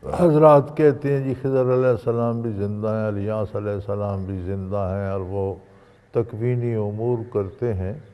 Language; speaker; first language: Urdu; non-native, local second language; Punjabi